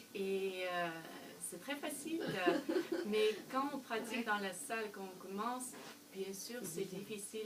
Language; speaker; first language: French; non-native, fluent; Russian